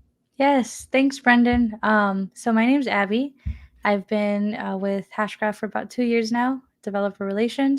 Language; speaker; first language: English; native; English